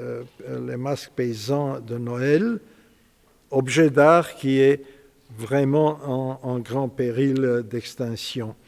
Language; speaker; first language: French; non-native, fluent; Romanian